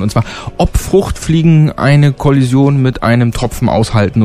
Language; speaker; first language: German; native; German